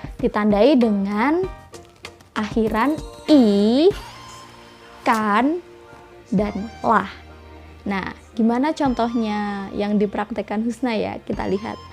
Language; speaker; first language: Indonesian; native; Indonesian